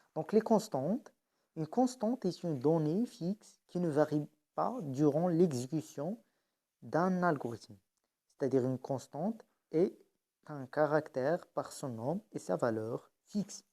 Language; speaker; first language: French; non-native, local second language; Arabic